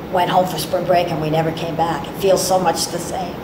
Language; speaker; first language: English; native; English